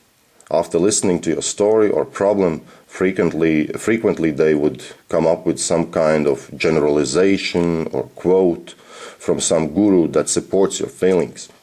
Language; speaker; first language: English; non-native, fluent; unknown